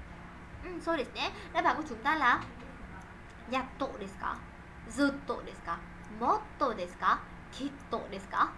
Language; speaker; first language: Japanese; non-native, fluent; Vietnamese